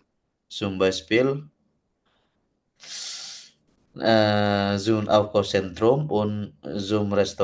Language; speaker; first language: German; non-native, learner; Indonesian